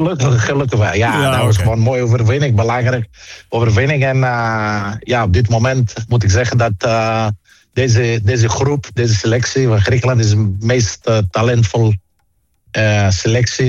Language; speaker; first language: Dutch; non-native, fluent; Greek